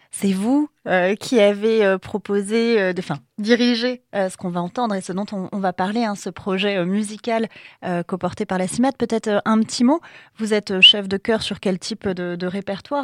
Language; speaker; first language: French; native; French